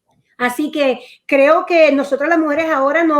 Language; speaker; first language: Spanish; native; Spanish